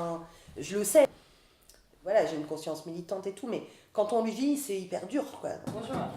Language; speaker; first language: French; native; French